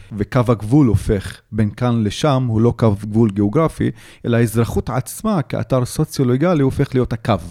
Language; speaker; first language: Hebrew; non-native, local second language; Arabic